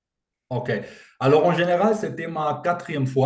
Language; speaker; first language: French; non-native, fluent; German